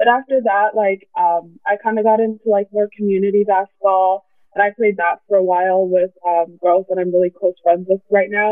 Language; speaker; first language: English; native; English